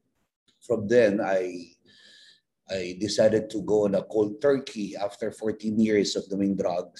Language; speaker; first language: English; non-native, local second language; Filipino